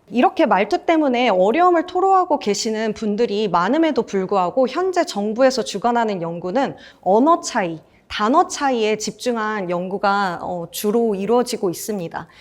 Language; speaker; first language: Korean; native; Korean